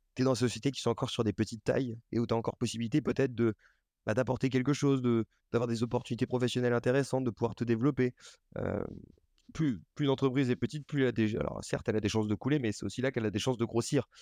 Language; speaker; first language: French; native; French